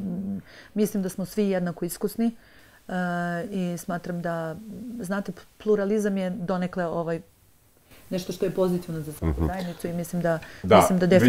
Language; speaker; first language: Serbian; native; Serbian